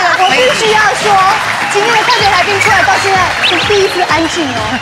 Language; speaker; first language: Chinese; native; Chinese